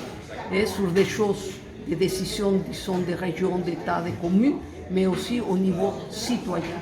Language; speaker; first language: French; non-native, fluent; Spanish